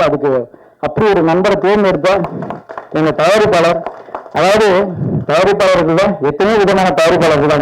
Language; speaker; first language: Tamil; native; Tamil